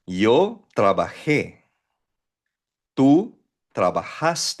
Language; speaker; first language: Spanish; non-native, fluent; Filipino